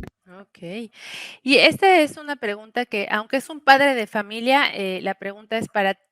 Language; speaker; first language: Spanish; native; Spanish